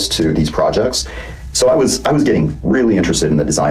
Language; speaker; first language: English; native; English